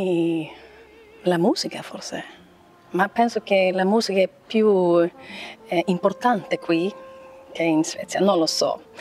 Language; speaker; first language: Italian; non-native, learner; Swedish